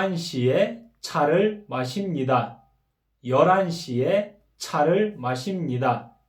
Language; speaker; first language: Korean; non-native, fluent; Kyrgyz